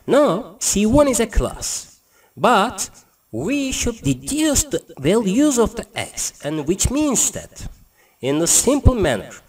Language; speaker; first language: English; non-native, learner; Turkish